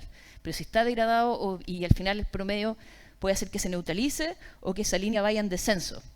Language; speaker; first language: Spanish; native; Spanish